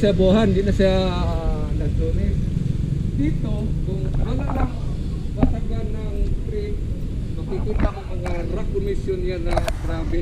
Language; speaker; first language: Filipino; non-native, local second language; Cebuano